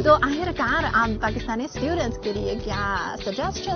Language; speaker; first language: Hindi; non-native, fluent; Chinese